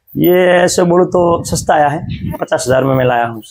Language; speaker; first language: Hindi; non-native, local second language; Gujarati